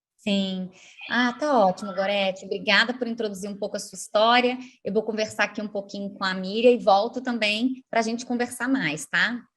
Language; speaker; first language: Portuguese; native; Portuguese